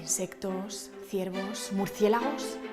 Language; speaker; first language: Spanish; native; Spanish